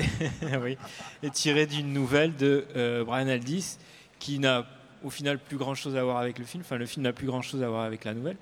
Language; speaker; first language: French; native; French